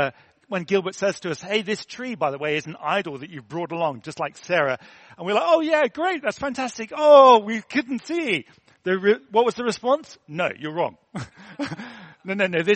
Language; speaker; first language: English; native; English